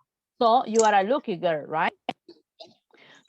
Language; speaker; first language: English; non-native, fluent; Spanish